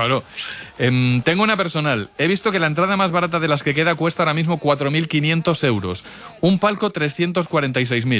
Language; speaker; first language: Spanish; native; Spanish